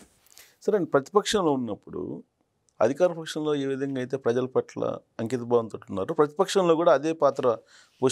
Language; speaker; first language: Telugu; native; Telugu